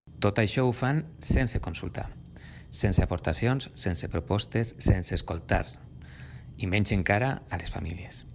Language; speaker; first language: Catalan; native; Catalan